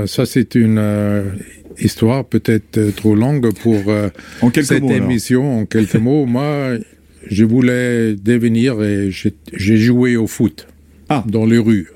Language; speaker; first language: French; non-native, fluent; German